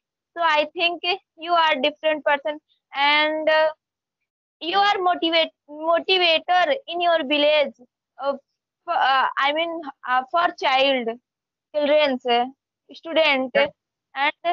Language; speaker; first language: English; non-native, learner; Hindi